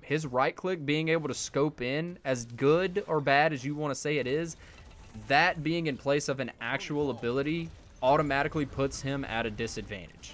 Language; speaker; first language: English; native; English